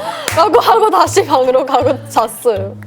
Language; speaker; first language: Korean; early bilingual, heritage; English